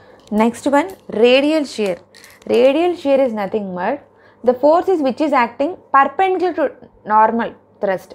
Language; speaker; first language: English; non-native, local second language; Telugu